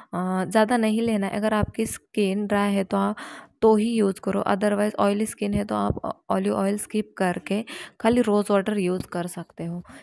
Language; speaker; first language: Hindi; non-native, local second language; Marathi